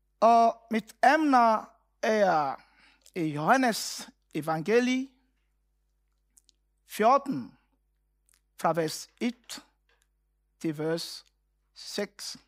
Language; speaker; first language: Danish; non-native, fluent; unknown